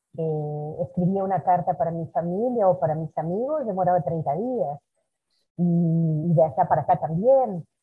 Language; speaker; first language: Spanish; native; Spanish